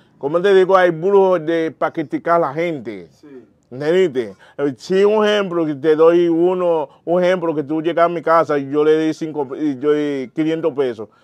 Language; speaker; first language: Spanish; non-native, learner; Haitian Creole